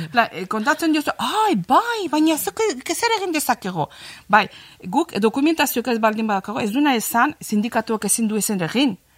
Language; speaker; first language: Basque; non-native, fluent; Azerbaijani